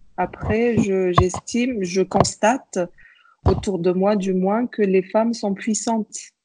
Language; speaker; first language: French; native; French